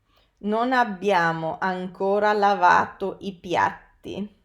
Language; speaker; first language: Italian; non-native, fluent; English